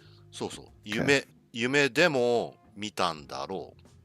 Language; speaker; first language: Japanese; non-native, learner; English